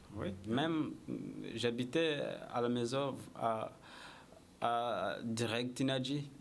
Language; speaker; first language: French; non-native, learner; Kinyarwanda